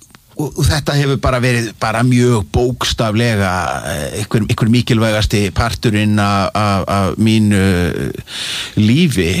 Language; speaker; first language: Icelandic; native; Icelandic